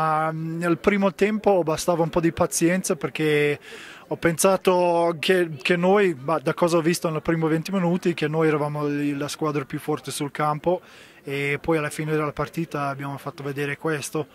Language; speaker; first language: Italian; non-native, fluent; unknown